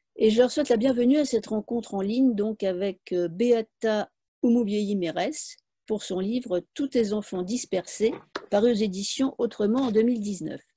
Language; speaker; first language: French; native; French